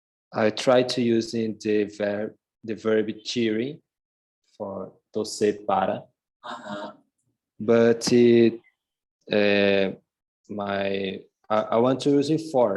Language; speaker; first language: English; non-native, learner; Portuguese